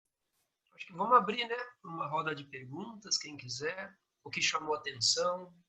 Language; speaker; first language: Portuguese; native; Portuguese